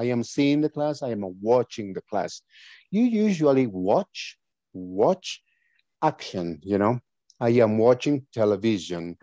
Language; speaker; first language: English; non-native, fluent; Spanish